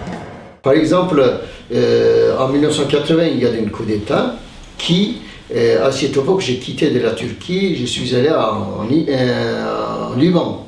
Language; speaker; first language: French; non-native, fluent; Turkish